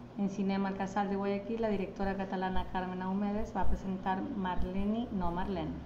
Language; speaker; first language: Catalan; non-native, learner; Spanish